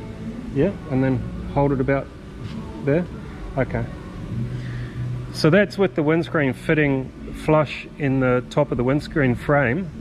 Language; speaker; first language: English; native; English